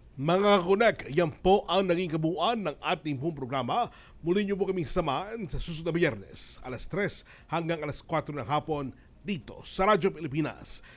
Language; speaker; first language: Filipino; native; Filipino